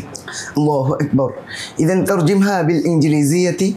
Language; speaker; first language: Arabic; non-native, learner; Bangla